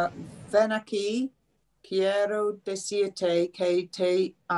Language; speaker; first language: Spanish; non-native, learner; English